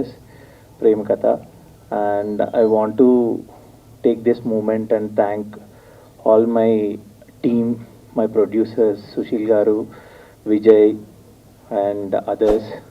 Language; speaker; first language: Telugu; non-native, learner; Tamil